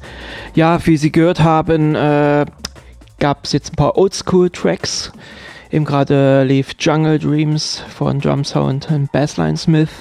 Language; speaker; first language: German; native; German